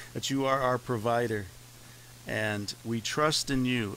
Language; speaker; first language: English; native; English